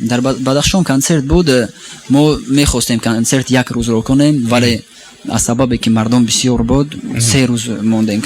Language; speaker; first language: Persian; non-native, local second language; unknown